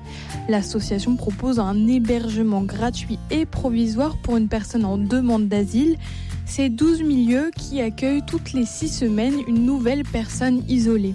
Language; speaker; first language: French; native; French